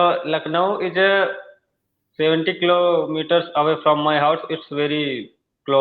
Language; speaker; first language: English; non-native, learner; Hindi